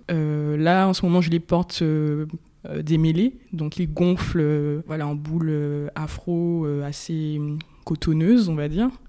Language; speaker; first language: French; native; French